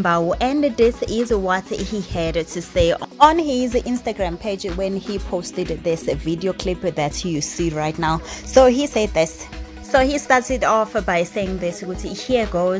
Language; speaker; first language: English; non-native, local second language; Zulu